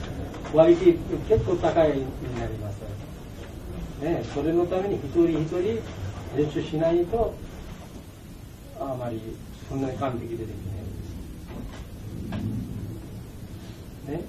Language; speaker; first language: Japanese; non-native, learner; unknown